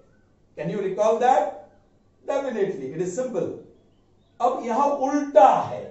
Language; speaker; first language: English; non-native, local second language; Hindi